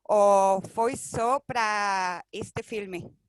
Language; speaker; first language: Portuguese; non-native, fluent; Spanish